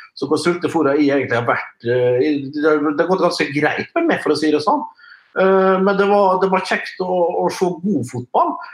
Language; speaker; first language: Norwegian; native; Norwegian